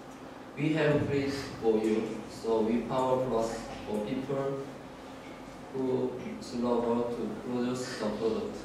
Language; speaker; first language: English; non-native, learner; Korean